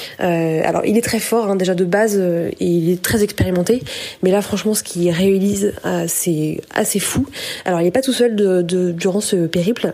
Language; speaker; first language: French; native; French